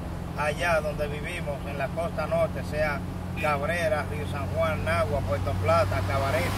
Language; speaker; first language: Spanish; native; Spanish